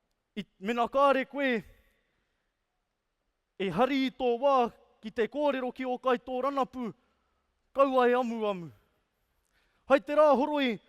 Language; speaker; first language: Māori; non-native, fluent; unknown